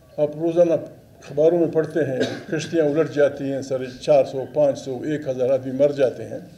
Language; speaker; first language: Urdu; non-native, local second language; Pashto